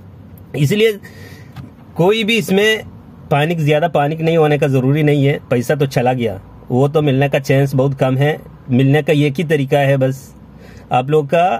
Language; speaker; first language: Hindi; non-native, local second language; Malayalam